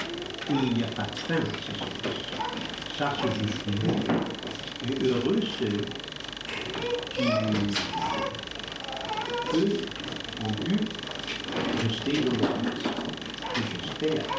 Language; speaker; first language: French; non-native, fluent; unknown